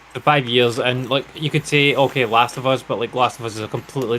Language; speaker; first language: English; native; English